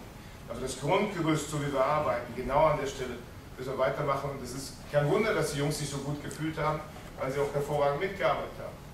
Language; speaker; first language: German; native; German